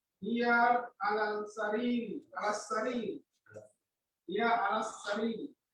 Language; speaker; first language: Arabic; non-native, learner; Indonesian